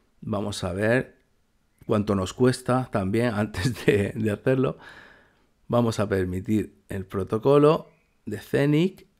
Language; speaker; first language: Spanish; native; Spanish